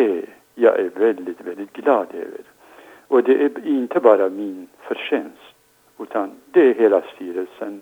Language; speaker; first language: Swedish; non-native, fluent; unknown